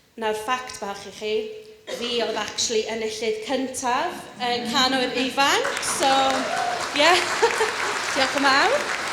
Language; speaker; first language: Welsh; non-native, local second language; English